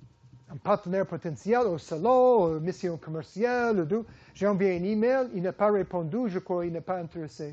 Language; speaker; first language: French; non-native, fluent; English